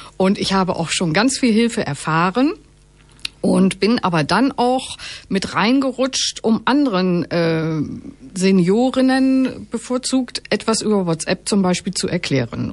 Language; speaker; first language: German; native; German